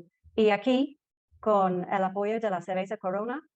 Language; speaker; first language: Spanish; non-native, fluent; English